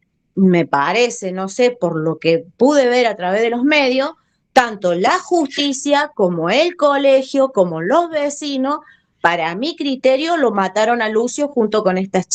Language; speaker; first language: Spanish; native; Spanish